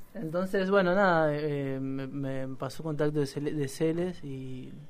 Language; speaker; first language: Spanish; native; Spanish